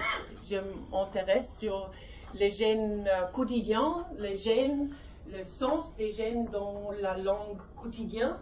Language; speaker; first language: French; non-native, learner; German